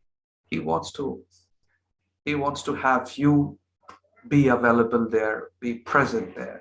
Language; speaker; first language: English; non-native, local second language; Hindi